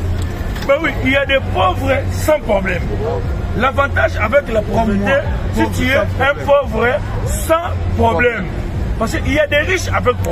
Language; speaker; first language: French; non-native, local second language; Lingala